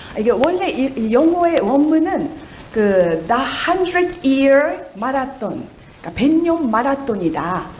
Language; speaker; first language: Korean; non-native, fluent; Japanese